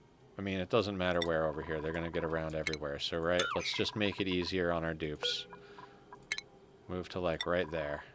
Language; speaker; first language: English; native; English